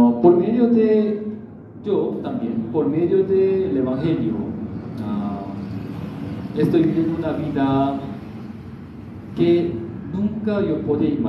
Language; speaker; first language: Spanish; non-native, learner; Korean